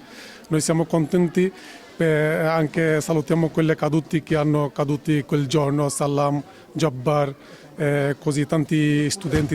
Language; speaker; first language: Italian; non-native, learner; Bangla